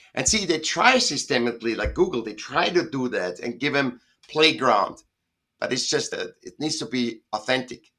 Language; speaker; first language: English; non-native, fluent; German